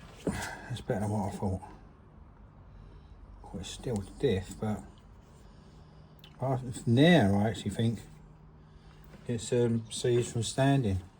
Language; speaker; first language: English; native; English